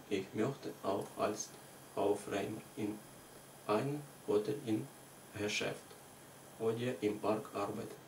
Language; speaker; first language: German; non-native, learner; Ukrainian